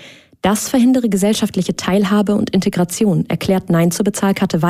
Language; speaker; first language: German; native; German